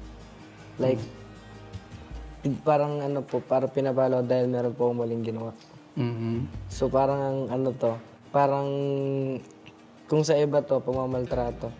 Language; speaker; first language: Filipino; native; Filipino